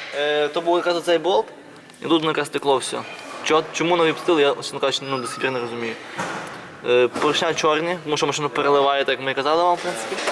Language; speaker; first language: Ukrainian; native; Ukrainian